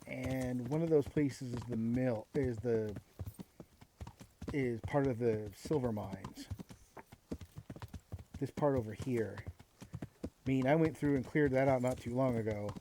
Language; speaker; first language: English; native; English